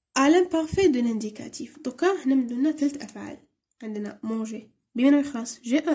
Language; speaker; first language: French; non-native, local second language; Arabic